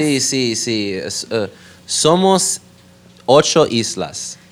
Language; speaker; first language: Spanish; non-native, learner; English